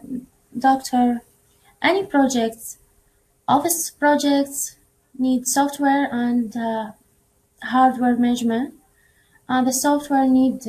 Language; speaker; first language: English; non-native, learner; Arabic